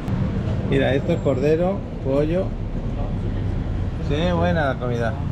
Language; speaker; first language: Spanish; native; Spanish